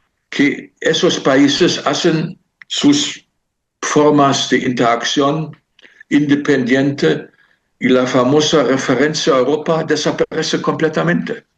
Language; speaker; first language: Spanish; non-native, fluent; German